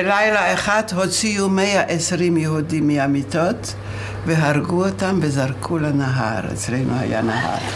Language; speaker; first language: Hebrew; non-native, fluent; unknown